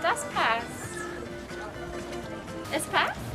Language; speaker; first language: German; non-native, learner; English